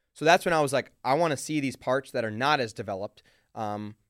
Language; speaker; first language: English; early bilingual, other home language; Hindi